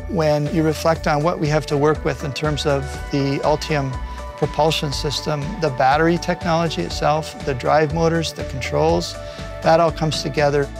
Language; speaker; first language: English; non-native, fluent; Chinese